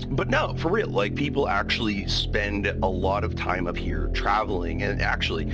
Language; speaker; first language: English; native; English